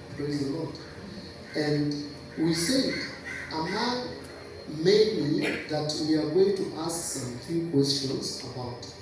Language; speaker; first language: English; non-native, local second language; Swahili